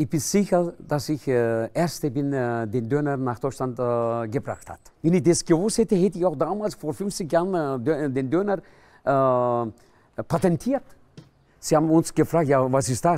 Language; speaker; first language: German; non-native, fluent; Turkish